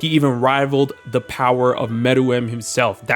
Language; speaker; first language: English; native; English